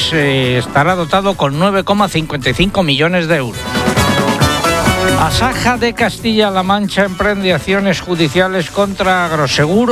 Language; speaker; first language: Spanish; native; Spanish